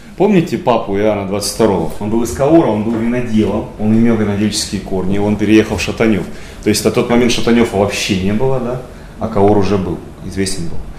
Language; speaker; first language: Russian; native; Russian